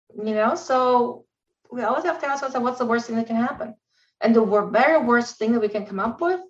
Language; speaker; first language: English; non-native, fluent; German